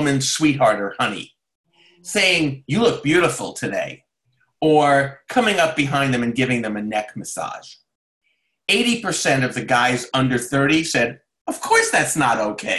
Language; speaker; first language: English; native; English